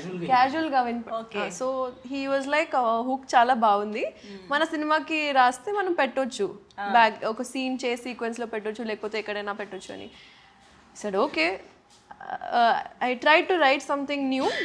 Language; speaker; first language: Telugu; non-native, local second language; Urdu